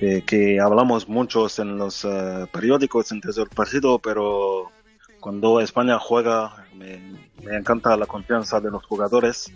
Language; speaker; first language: Spanish; non-native, fluent; French